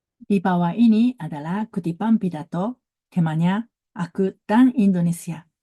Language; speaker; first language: Indonesian; non-native, learner; Japanese